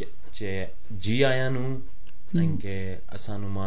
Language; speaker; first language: Italian; non-native, learner; Punjabi